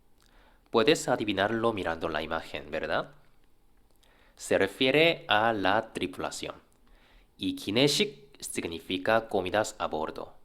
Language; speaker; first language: Spanish; non-native, fluent; Korean